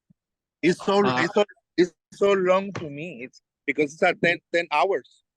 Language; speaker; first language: English; non-native, learner; Spanish